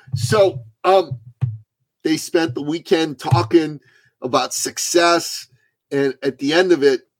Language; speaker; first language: English; early bilingual, other home language; Persian